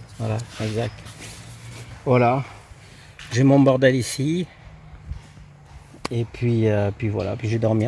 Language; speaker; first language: French; native; French